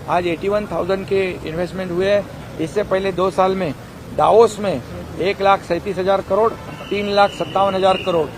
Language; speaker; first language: Hindi; non-native, local second language; Marathi